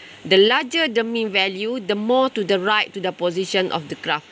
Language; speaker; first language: English; non-native, local second language; Malay